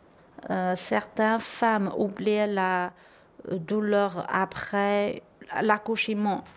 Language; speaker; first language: French; non-native, learner; Chinese